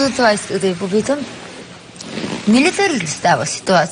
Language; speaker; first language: Bulgarian; native; Bulgarian